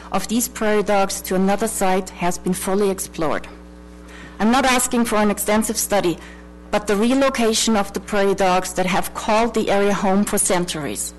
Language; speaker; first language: English; non-native, fluent; German